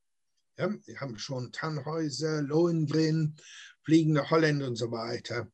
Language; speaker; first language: German; non-native, fluent; English